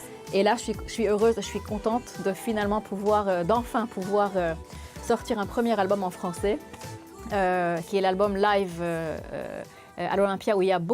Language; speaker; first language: French; non-native, local second language; Arabic